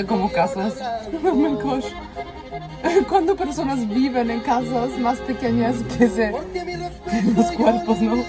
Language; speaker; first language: Spanish; non-native, fluent; German